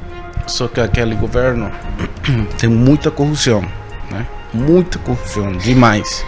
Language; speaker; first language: Portuguese; non-native, fluent; Spanish